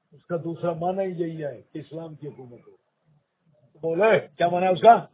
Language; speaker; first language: Urdu; native; Urdu